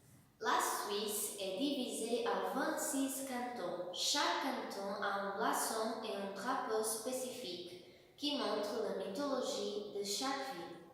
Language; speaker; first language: French; non-native, learner; Portuguese